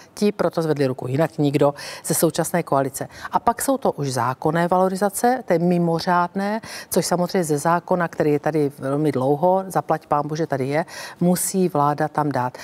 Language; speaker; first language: Czech; native; Czech